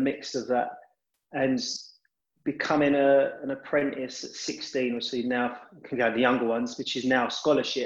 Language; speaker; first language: English; native; English